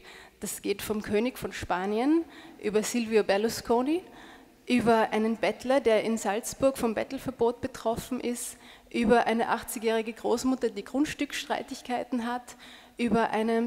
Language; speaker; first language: German; native; German